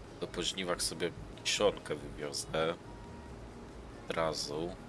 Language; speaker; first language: Polish; native; Polish